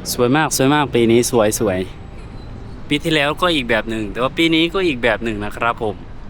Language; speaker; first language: Thai; native; Thai